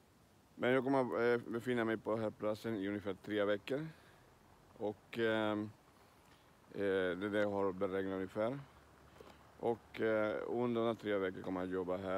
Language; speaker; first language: Swedish; non-native, learner; Spanish